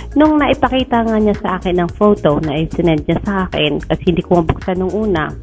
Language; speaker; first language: Filipino; native; Filipino